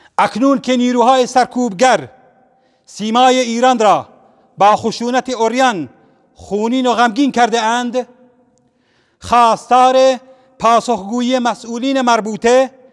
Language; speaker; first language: Persian; non-native, local second language; Central Kurdish